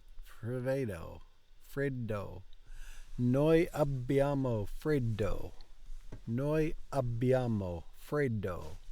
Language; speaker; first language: Italian; non-native, learner; English